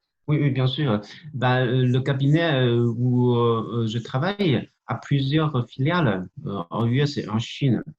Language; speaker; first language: French; non-native, fluent; Chinese